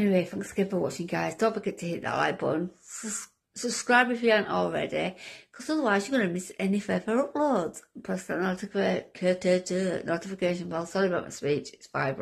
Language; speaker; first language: English; native; English